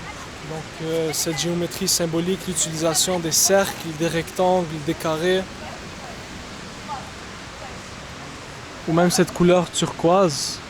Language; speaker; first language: French; non-native, local second language; Arabic